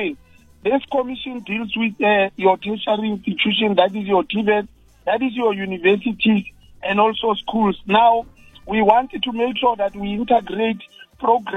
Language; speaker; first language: English; non-native, local second language; Tswana